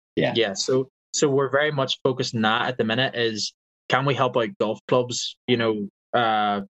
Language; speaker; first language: English; native; English